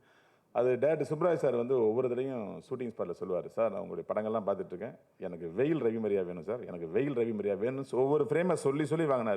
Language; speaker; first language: Tamil; native; Tamil